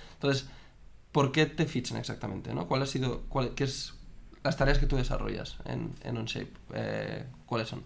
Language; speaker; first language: Spanish; native; Spanish